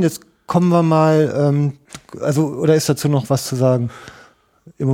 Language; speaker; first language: German; native; German